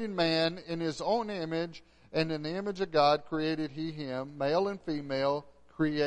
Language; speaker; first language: English; native; English